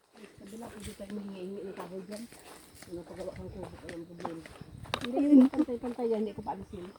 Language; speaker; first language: Filipino; non-native, local second language; Cebuano